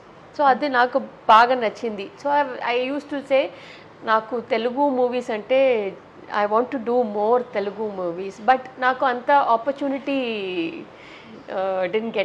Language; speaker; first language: Telugu; non-native, local second language; Tamil